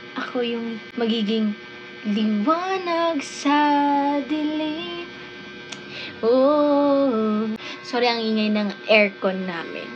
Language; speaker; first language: Filipino; non-native, local second language; Cebuano